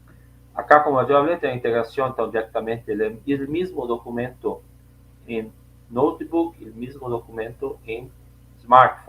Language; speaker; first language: Spanish; non-native, learner; Portuguese